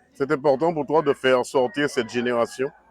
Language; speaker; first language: French; native; French